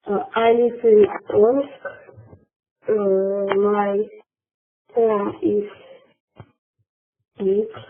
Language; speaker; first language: English; non-native, learner; Russian